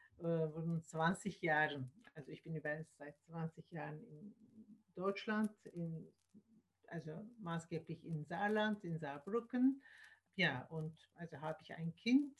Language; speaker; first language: German; non-native, learner; Turkish